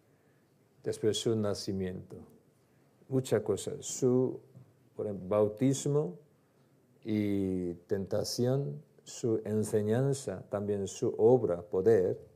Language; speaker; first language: Spanish; non-native, learner; Korean